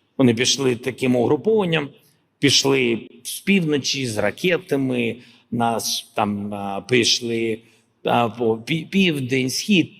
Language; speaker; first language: Ukrainian; non-native, local second language; Russian